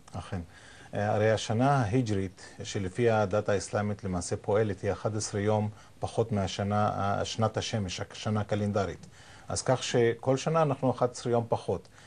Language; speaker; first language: Hebrew; non-native, local second language; Arabic